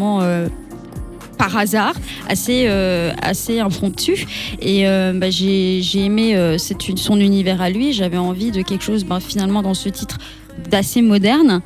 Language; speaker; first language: French; native; French